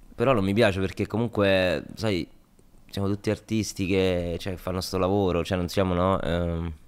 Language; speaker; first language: Italian; native; Italian